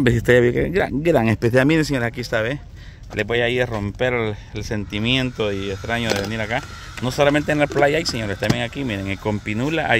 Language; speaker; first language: Spanish; native; Spanish